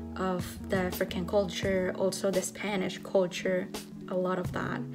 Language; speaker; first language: English; non-native, fluent; Spanish